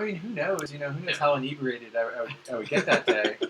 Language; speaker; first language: English; native; English